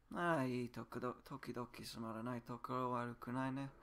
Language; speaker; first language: Japanese; non-native, fluent; English